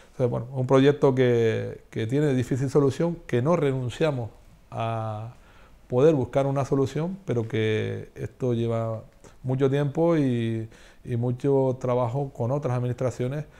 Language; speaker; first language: Spanish; native; Spanish